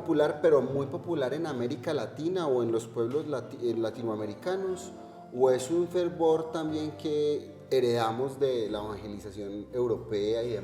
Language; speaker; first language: Spanish; native; Spanish